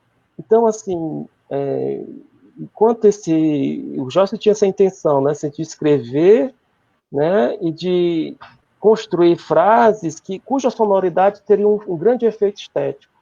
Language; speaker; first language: Portuguese; native; Portuguese